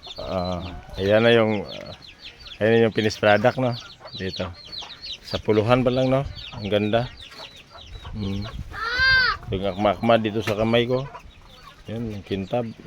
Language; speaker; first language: Filipino; non-native, local second language; Cebuano